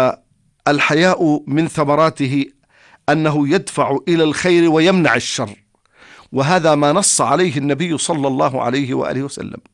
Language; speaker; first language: Arabic; native; Arabic